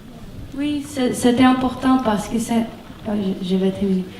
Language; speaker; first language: French; non-native, fluent; Portuguese